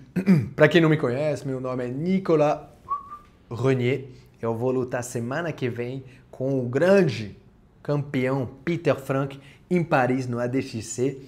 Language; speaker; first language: Portuguese; non-native, fluent; French